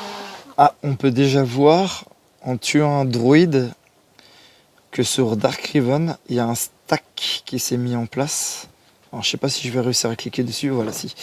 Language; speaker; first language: French; native; French